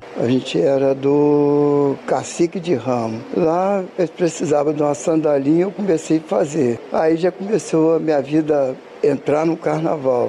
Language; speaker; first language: Portuguese; native; Portuguese